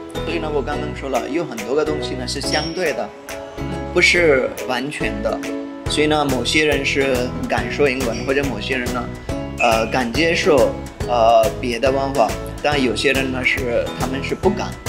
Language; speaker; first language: Chinese; non-native, fluent; Hindi